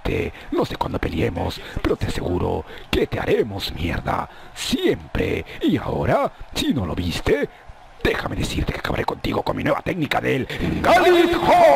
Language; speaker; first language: Spanish; native; Spanish